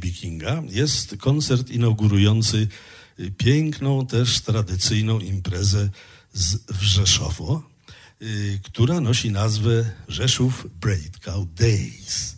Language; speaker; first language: Polish; native; Polish